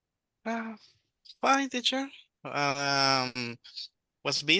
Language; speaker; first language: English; non-native, learner; Spanish